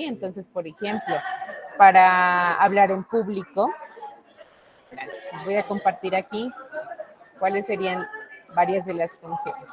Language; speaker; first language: Spanish; native; Spanish